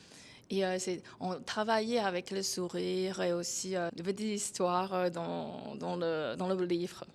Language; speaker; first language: French; non-native, fluent; Chinese